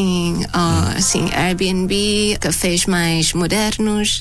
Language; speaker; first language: Portuguese; non-native, fluent; Thai